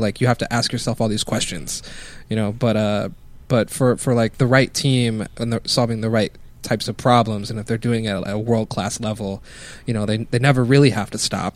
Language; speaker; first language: English; native; English